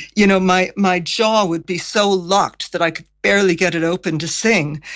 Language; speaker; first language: English; native; English